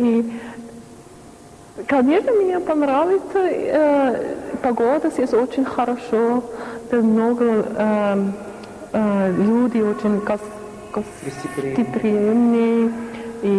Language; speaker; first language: Russian; non-native, learner; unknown